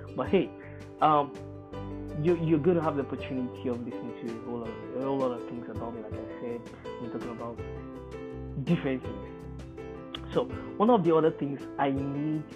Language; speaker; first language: English; non-native, local second language; Yoruba